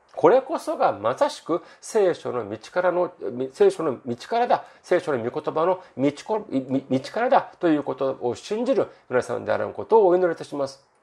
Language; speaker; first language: Japanese; non-native, fluent; Korean